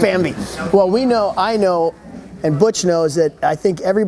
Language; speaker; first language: English; native; English